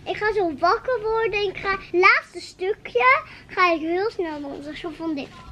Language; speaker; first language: Dutch; early bilingual, other home language; Turkish